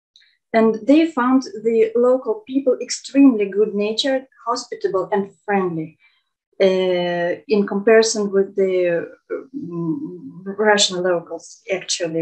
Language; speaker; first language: English; non-native, fluent; Russian